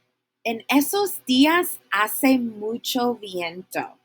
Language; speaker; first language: Spanish; non-native, fluent; English